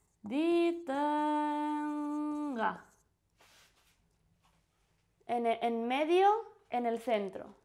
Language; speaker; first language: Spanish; non-native, fluent; Indonesian